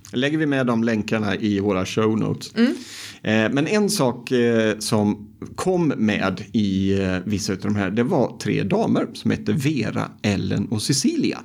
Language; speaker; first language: Swedish; native; Swedish